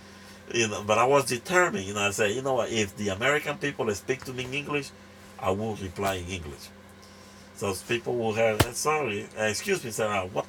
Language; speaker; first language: English; non-native, fluent; Spanish